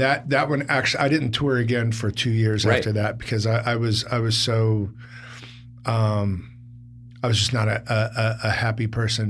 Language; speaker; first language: English; native; English